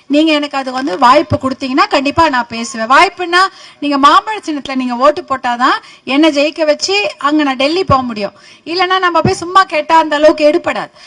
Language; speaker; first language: Tamil; native; Tamil